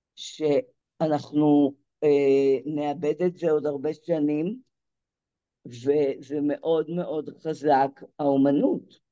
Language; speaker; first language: Hebrew; native; Hebrew